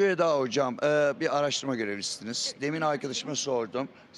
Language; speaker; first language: Turkish; native; Turkish